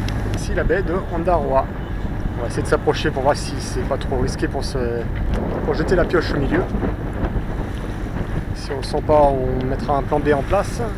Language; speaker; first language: French; native; French